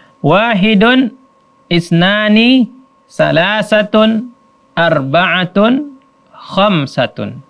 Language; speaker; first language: Arabic; non-native, fluent; Indonesian